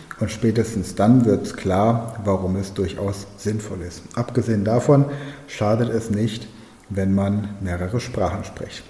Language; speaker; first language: German; native; German